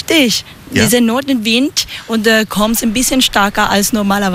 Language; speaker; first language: German; non-native, learner; Spanish